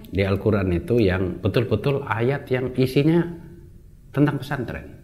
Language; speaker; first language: Indonesian; non-native, local second language; Javanese